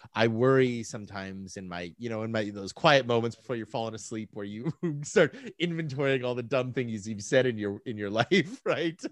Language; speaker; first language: English; native; English